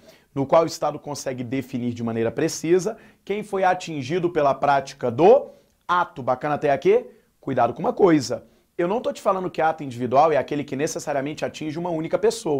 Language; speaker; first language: Portuguese; native; Portuguese